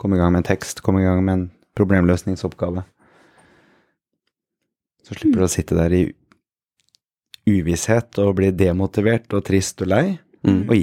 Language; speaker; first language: Norwegian; native; Norwegian